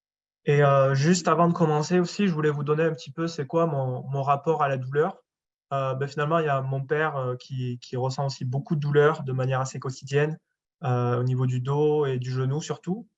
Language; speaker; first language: French; native; French